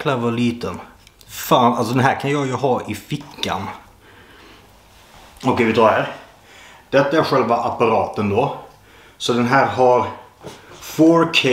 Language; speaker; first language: Swedish; native; Swedish